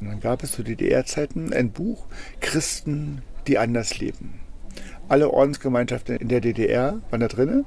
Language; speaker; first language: German; native; German